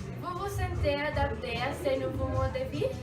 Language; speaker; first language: French; non-native, learner; Spanish